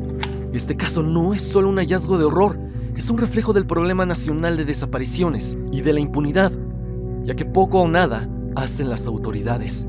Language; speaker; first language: Spanish; native; Spanish